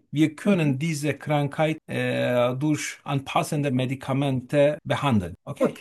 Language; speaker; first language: German; non-native, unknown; Turkish